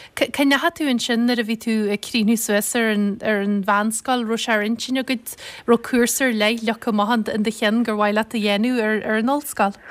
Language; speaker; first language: Irish; native; Irish